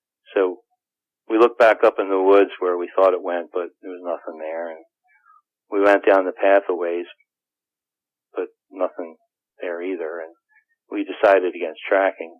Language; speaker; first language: English; native; English